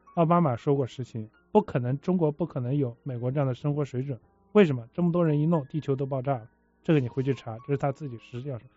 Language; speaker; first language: Chinese; native; Chinese